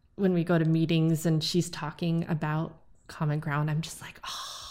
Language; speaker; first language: English; native; English